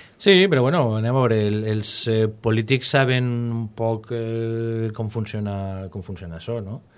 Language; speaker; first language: Catalan; native; Catalan